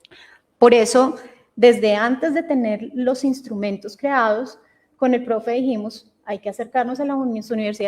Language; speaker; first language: Spanish; native; Spanish